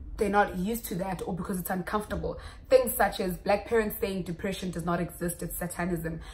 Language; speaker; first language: English; non-native, local second language; Xhosa